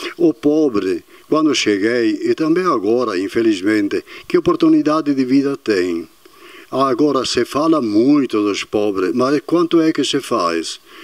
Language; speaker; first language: Portuguese; non-native, fluent; Italian